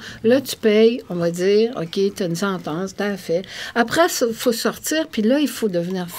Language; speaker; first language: French; native; French